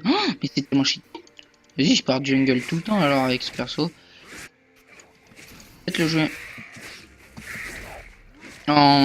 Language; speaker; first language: French; native; French